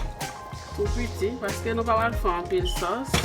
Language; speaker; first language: French; non-native, learner; Haitian Creole